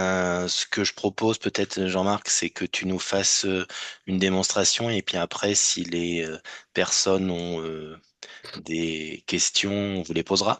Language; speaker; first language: French; native; French